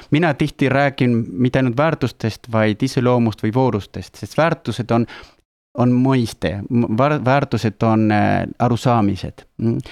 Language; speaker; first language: Estonian; non-native, fluent; Spanish